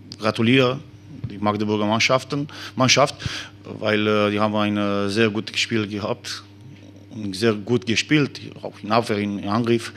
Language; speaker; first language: German; non-native, learner; Romanian